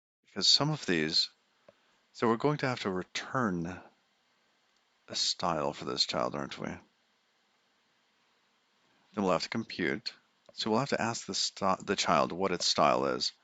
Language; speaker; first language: English; native; English